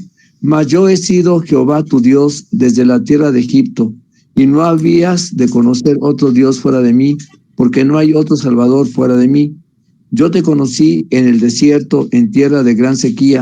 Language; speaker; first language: Spanish; native; Spanish